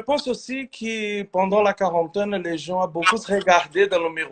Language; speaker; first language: French; non-native, fluent; Portuguese